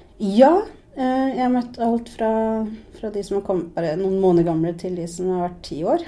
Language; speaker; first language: Norwegian; early bilingual, other home language; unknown